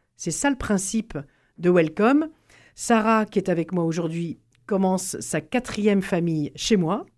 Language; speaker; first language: French; native; French